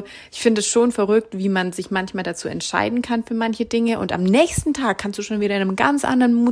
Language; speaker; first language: German; native; German